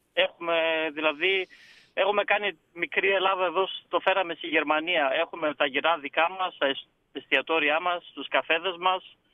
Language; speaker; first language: Greek; early bilingual, heritage; Greek